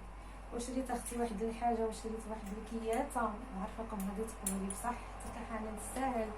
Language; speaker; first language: Arabic; native; Arabic